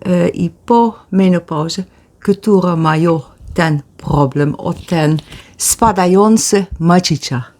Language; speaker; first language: Polish; early bilingual, heritage; Polish